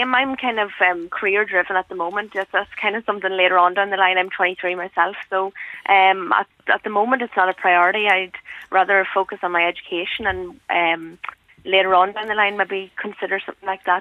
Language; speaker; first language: English; native; English